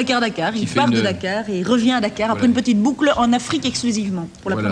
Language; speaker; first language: French; native; French